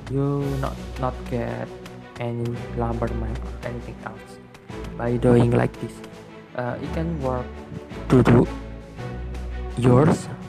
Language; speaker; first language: English; non-native, learner; Indonesian